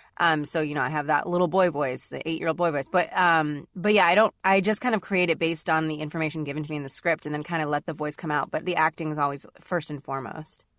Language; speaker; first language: English; native; English